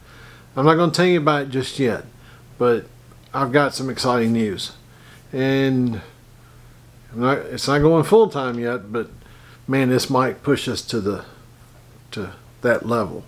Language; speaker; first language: English; native; English